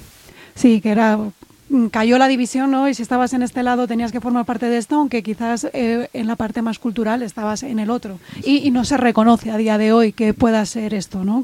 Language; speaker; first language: Spanish; native; Spanish